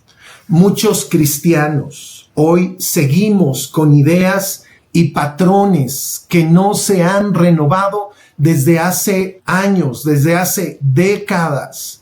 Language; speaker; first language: Spanish; native; Spanish